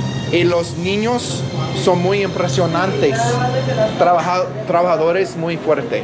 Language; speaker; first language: Spanish; non-native, learner; English